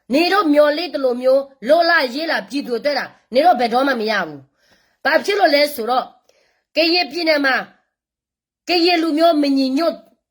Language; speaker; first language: Burmese; non-native, local second language; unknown